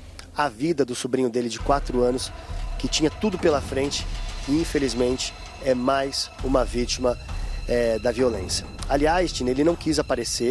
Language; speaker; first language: Portuguese; native; Portuguese